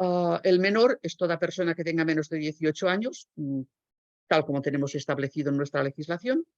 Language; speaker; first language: Spanish; native; Spanish